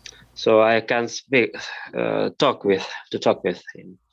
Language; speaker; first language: English; non-native, learner; Russian